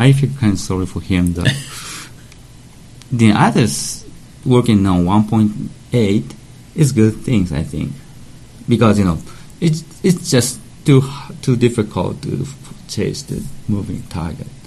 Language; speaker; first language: English; non-native, learner; Japanese